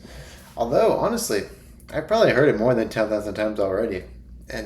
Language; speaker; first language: English; native; English